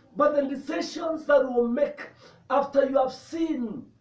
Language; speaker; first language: English; non-native, local second language; Swahili